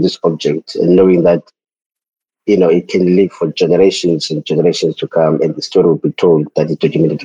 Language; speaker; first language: English; non-native, local second language; Xhosa